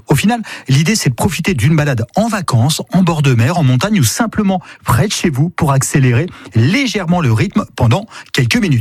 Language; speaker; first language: French; native; French